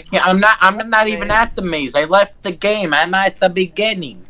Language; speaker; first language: English; native; English